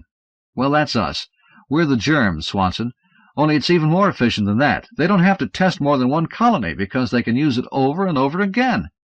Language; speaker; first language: English; native; English